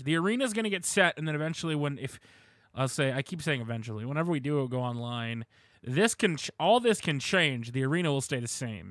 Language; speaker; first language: English; native; English